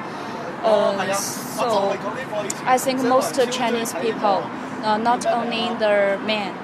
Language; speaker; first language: English; non-native, fluent; Chinese